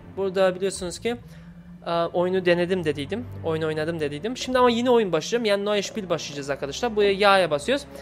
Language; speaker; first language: Turkish; early bilingual, heritage; Turkish